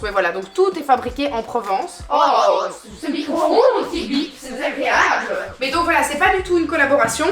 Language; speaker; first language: French; native; French